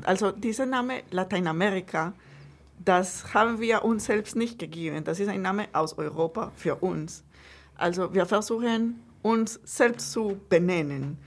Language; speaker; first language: German; non-native, fluent; Spanish